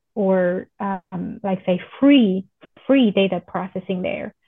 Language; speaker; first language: English; non-native, fluent; Chinese